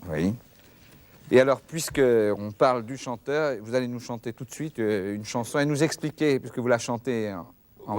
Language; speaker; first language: French; native; French